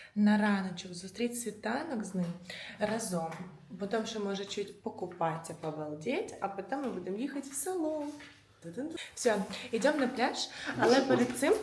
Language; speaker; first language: Ukrainian; non-native, local second language; Russian